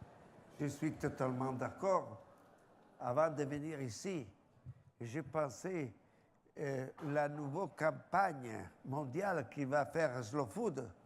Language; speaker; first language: French; non-native, fluent; Italian